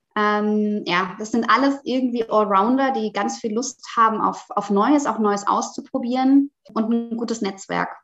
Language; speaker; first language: German; native; German